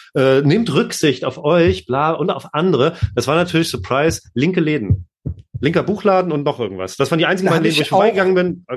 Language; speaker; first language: German; native; German